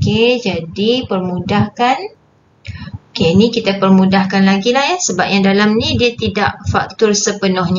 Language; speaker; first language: Malay; native; Malay